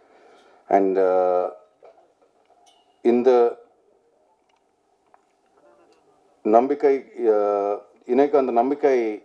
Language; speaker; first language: Tamil; non-native, learner; Telugu